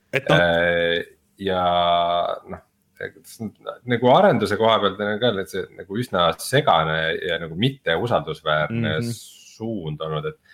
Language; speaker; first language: Estonian; native; Estonian